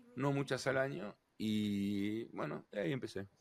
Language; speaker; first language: Spanish; native; Spanish